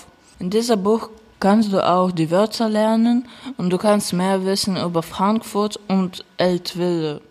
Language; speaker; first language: German; non-native, learner; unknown